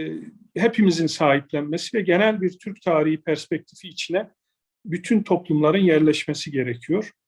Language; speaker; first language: Turkish; native; Turkish